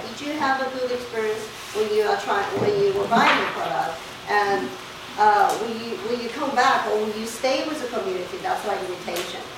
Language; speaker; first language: English; non-native, fluent; Chinese